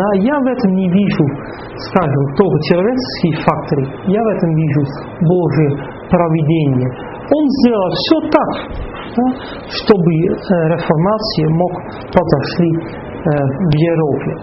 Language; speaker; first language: Russian; non-native, fluent; Dutch